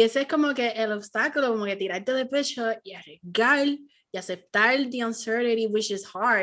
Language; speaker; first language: Spanish; early bilingual, heritage; Spanish